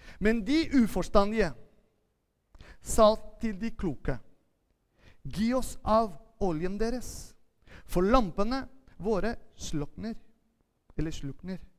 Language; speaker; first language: Norwegian; non-native, fluent; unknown